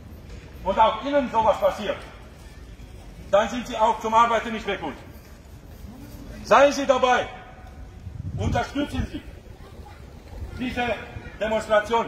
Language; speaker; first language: German; non-native, fluent; Romanian